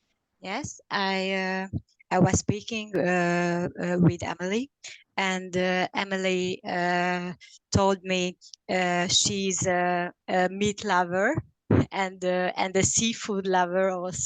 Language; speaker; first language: English; non-native, learner; Hungarian